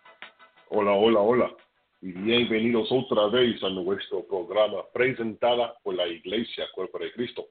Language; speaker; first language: Spanish; non-native, fluent; English